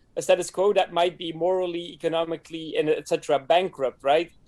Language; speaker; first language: English; non-native, fluent; Dutch